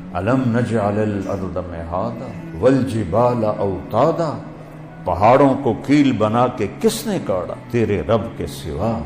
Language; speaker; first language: Urdu; non-native, local second language; Punjabi